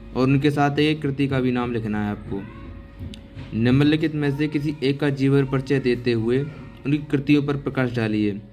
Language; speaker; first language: Hindi; native; Hindi